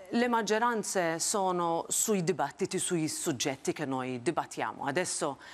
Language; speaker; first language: Italian; non-native, fluent; Maltese